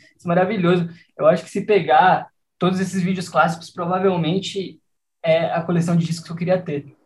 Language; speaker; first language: Portuguese; native; Portuguese